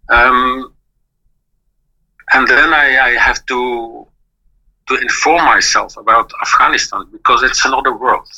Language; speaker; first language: English; non-native, fluent; Dutch